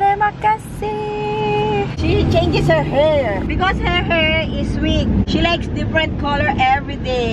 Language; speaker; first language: English; non-native, learner; Filipino